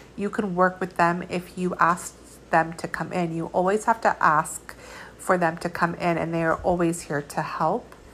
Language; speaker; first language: English; early bilingual, other home language; Georgian